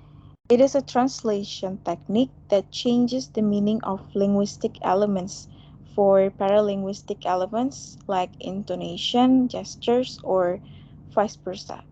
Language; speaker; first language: English; non-native, fluent; Indonesian